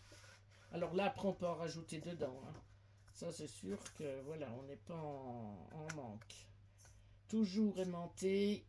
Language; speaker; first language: French; native; French